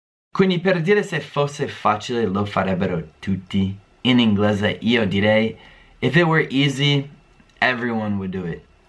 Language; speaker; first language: Italian; non-native, fluent; English